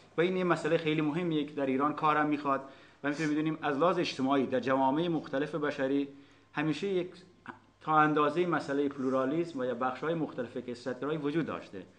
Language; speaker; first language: Persian; non-native, local second language; Baluchi